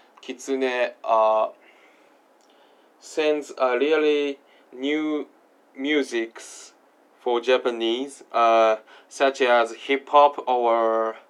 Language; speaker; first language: English; non-native, learner; Japanese